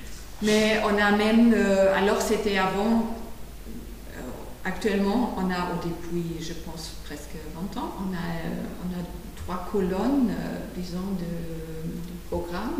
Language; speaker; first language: French; non-native, fluent; German